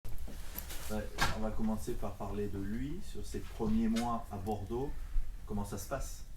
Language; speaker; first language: French; native; French